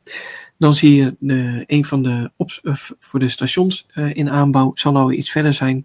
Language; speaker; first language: Dutch; native; Dutch